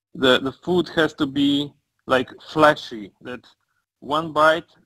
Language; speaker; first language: English; non-native, fluent; Polish